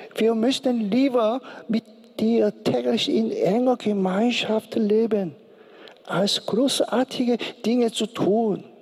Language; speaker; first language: German; non-native, learner; Korean